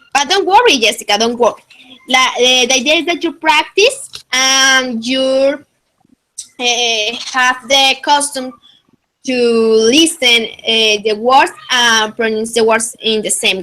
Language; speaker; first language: English; non-native, fluent; Spanish